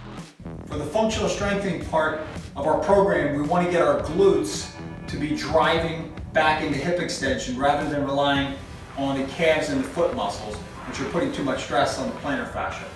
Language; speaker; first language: English; native; English